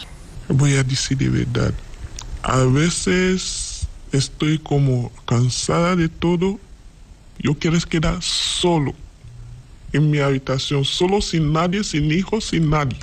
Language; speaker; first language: Spanish; non-native, learner; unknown